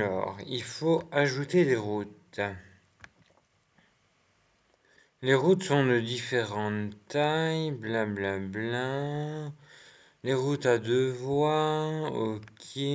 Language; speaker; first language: French; native; French